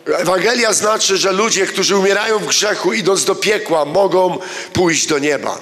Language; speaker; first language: Polish; native; Polish